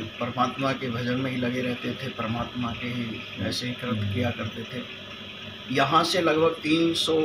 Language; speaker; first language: Hindi; native; Hindi